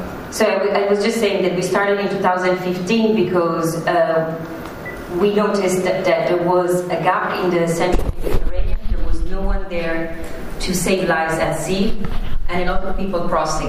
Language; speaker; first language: English; non-native, fluent; Italian